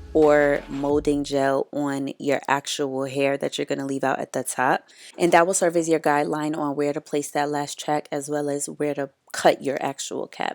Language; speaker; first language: English; native; English